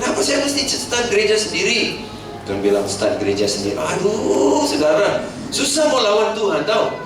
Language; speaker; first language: Malay; non-native, local second language; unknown